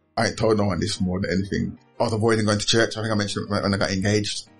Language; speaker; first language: English; native; English